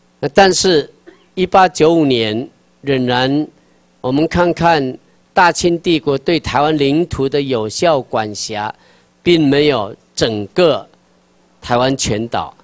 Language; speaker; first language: Chinese; non-native, local second language; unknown